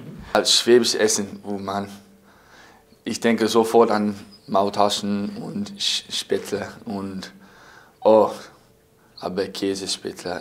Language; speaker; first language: German; non-native, fluent; English